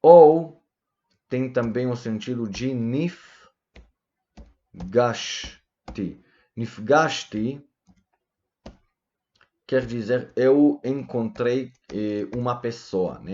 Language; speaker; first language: Portuguese; non-native, fluent; Hebrew